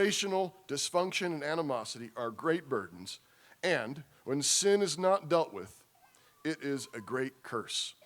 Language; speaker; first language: English; native; English